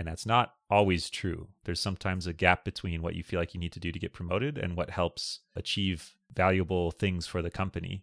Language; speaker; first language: English; native; English